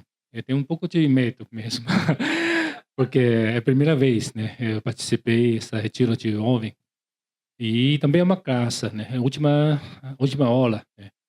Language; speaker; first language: Portuguese; non-native, learner; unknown